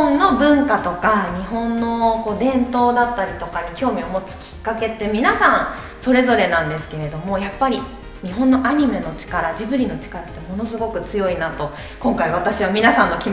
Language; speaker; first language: Japanese; native; Japanese